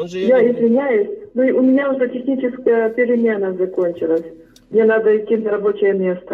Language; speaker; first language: Russian; non-native, local second language; Ukrainian